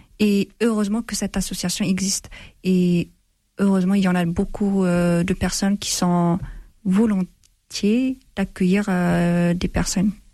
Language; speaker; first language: French; non-native, fluent; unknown